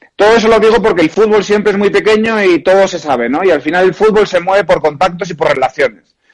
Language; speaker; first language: Spanish; native; Spanish